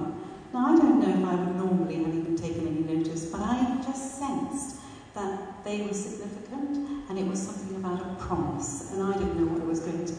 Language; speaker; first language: English; non-native, local second language; Urdu